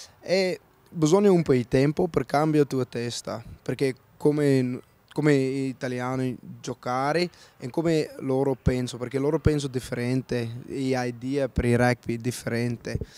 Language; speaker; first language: Italian; non-native, learner; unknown